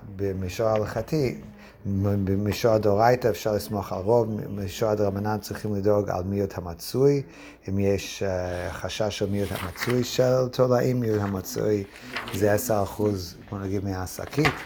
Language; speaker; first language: Hebrew; non-native, fluent; English